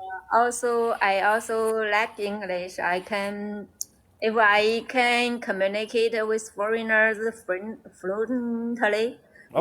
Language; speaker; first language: English; non-native, learner; Chinese